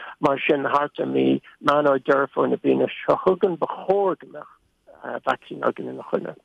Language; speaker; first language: Irish; native; Irish